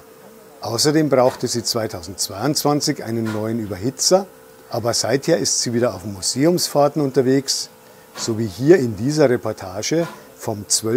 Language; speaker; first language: German; native; German